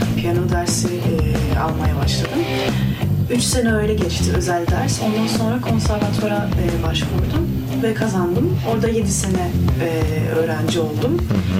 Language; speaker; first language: Turkish; early bilingual, heritage; Turkish